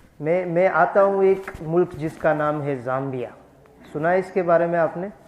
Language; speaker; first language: Urdu; non-native, fluent; Gujarati